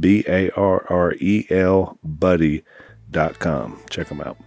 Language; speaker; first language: English; native; English